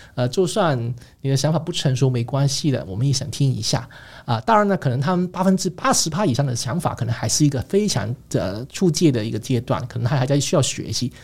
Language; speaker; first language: Chinese; non-native, local second language; Cantonese